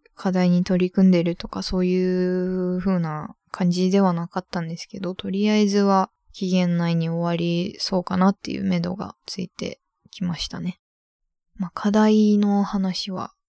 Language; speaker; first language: Japanese; native; Japanese